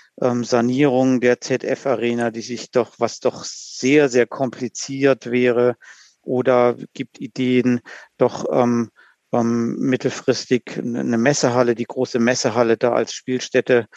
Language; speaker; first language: German; native; German